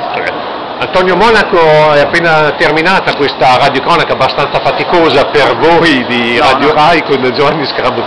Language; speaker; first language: Italian; native; Italian